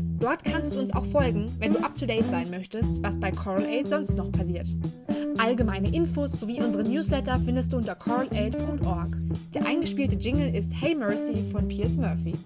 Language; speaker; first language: German; native; German